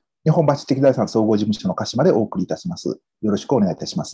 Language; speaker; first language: Japanese; native; Japanese